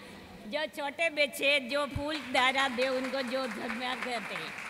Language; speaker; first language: Hindi; non-native, local second language; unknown